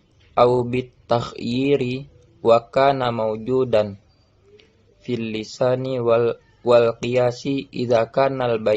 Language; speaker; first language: Arabic; non-native, learner; Indonesian